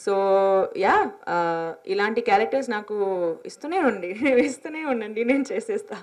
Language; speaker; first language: Telugu; non-native, fluent; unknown